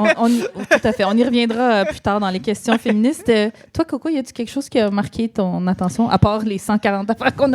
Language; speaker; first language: French; native; French